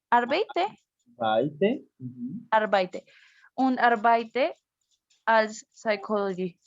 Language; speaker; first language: German; non-native, learner; Spanish